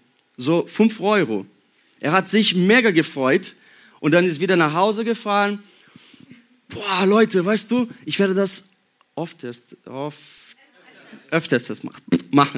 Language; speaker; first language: German; non-native, fluent; Portuguese